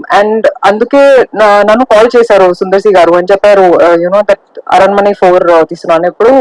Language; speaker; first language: Telugu; non-native, local second language; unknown